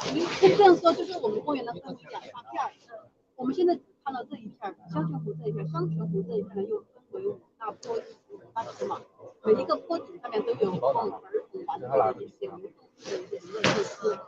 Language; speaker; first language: Chinese; native; Chinese